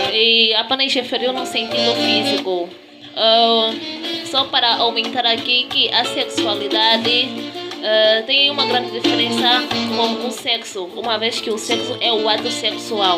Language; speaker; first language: Portuguese; native; Portuguese